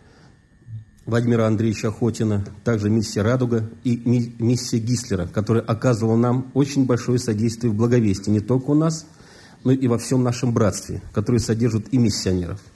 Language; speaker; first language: Russian; native; Russian